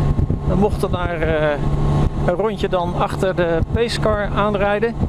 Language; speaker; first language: Dutch; native; Dutch